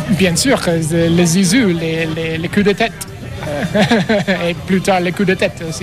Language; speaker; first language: French; non-native, learner; English